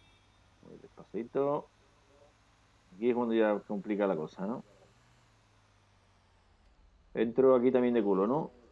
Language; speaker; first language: Spanish; native; Spanish